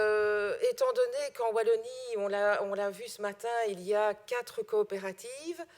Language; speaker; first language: French; native; French